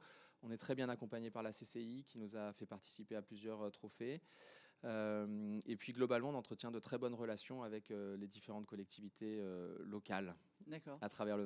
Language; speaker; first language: French; native; French